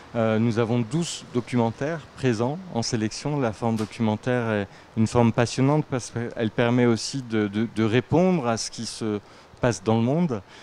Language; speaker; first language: French; native; French